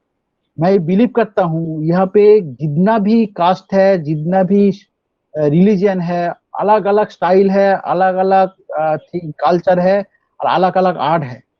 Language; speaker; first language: Hindi; non-native, local second language; Bangla